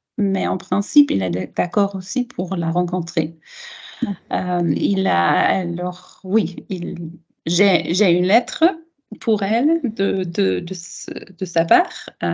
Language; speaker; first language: French; non-native, fluent; German